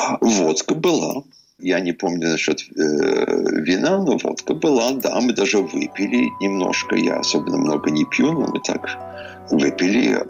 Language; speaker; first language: Russian; early bilingual, heritage; English